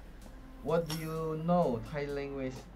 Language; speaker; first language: English; non-native, fluent; Indonesian